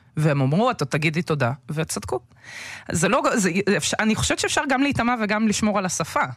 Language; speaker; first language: Hebrew; early bilingual, other home language; Russian